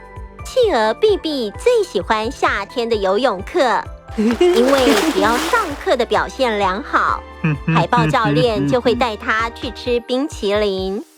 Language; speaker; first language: Chinese; native; Chinese